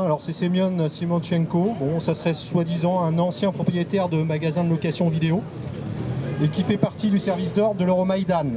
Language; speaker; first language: French; native; French